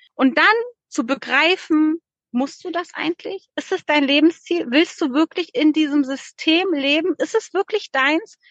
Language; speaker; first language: German; early bilingual, other home language; Polish